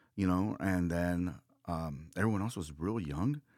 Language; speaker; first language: English; native; English